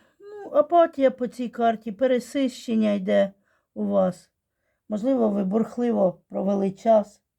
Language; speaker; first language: Ukrainian; non-native, local second language; Russian